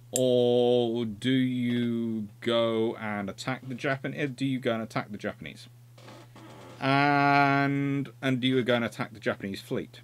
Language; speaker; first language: English; native; English